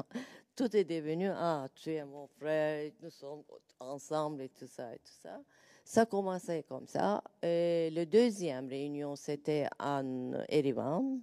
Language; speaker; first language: French; non-native, learner; Turkish